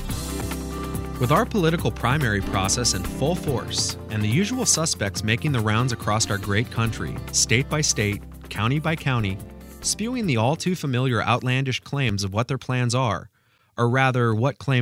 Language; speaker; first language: English; native; English